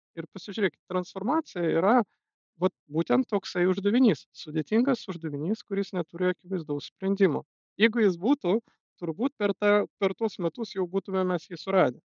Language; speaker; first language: Lithuanian; non-native, local second language; Russian